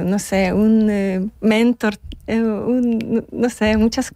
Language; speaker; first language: Spanish; non-native, learner; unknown